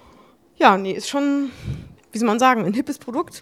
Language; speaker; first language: German; native; German